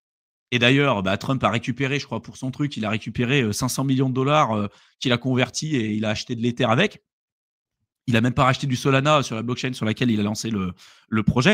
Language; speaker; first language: French; native; French